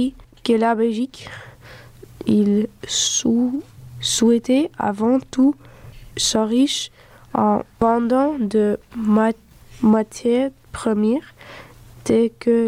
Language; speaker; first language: French; early bilingual, other home language; Dutch